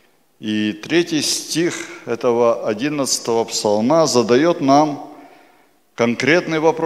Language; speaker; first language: Polish; non-native, learner; Russian